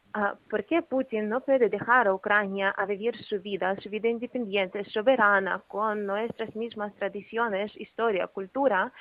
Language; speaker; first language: Spanish; non-native, learner; Ukrainian